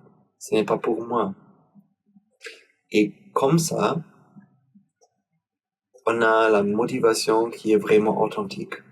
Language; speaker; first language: French; non-native, learner; German